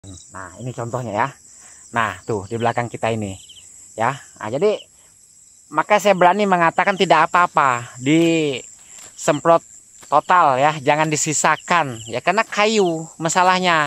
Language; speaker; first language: Indonesian; native; Indonesian